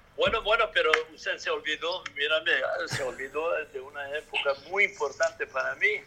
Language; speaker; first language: Spanish; non-native, fluent; Serbian